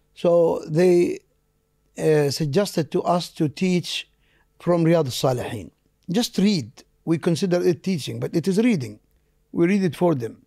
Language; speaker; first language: English; non-native, fluent; Arabic